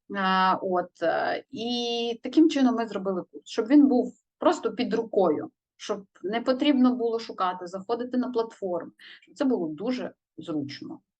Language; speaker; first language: Ukrainian; native; Ukrainian